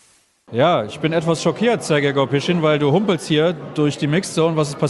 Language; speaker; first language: German; native; German